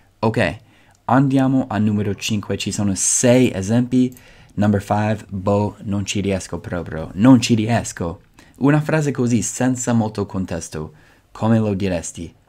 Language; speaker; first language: Italian; native; Italian